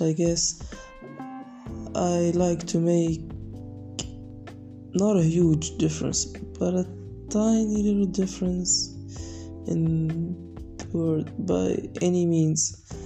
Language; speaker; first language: English; non-native, learner; Arabic